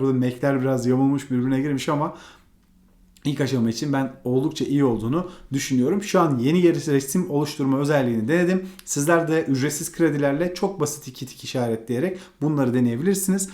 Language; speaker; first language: Turkish; native; Turkish